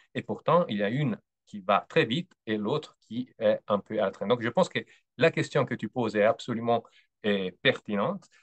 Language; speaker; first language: French; non-native, fluent; Italian